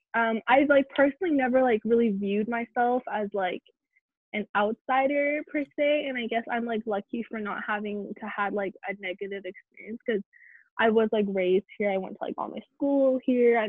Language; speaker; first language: English; native; English